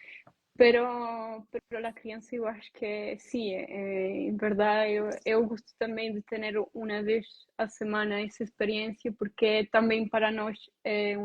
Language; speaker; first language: Portuguese; non-native, learner; Italian